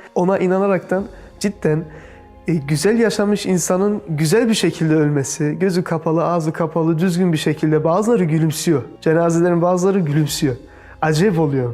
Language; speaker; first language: Turkish; early bilingual, heritage; Turkish